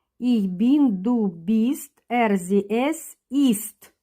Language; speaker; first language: German; non-native, fluent; Ukrainian